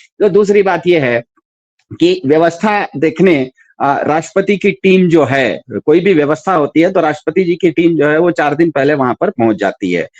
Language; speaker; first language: Hindi; non-native, local second language; Kannada